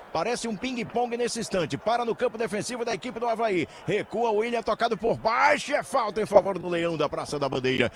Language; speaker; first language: Portuguese; native; Portuguese